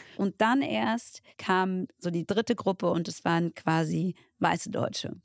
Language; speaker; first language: German; early bilingual, other home language; Tigrinya